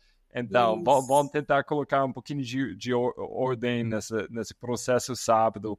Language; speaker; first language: Portuguese; non-native, fluent; English